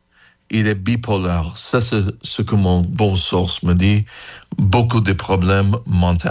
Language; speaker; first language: French; non-native, learner; English